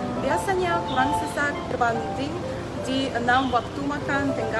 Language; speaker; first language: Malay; non-native, learner; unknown